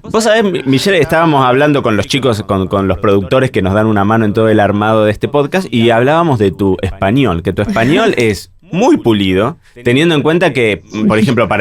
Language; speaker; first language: Spanish; native; Spanish